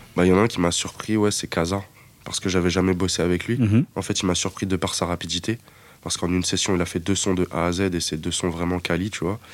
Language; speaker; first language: French; native; French